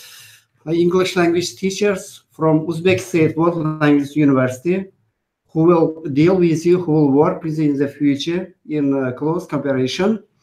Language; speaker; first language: English; non-native, fluent; Uzbek